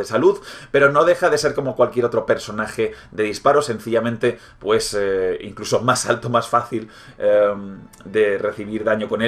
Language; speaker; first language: Spanish; native; Spanish